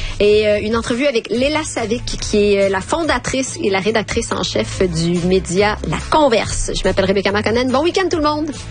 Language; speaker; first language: French; native; French